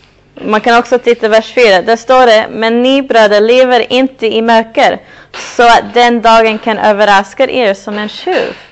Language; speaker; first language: Swedish; non-native, fluent; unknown